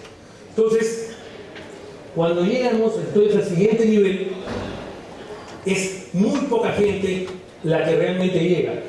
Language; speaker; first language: Spanish; native; Spanish